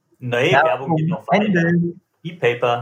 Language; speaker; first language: German; native; German